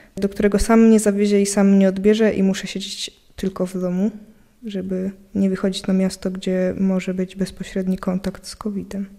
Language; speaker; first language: Polish; native; Polish